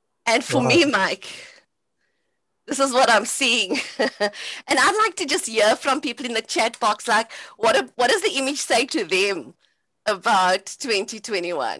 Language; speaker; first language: English; native; English